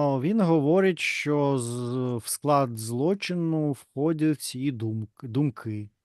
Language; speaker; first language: Ukrainian; non-native, learner; Russian